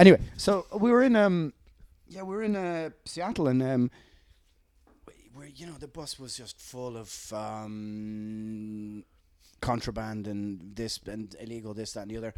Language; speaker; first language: English; native; English